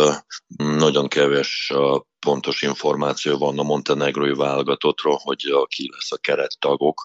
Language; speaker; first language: Hungarian; non-native, fluent; Russian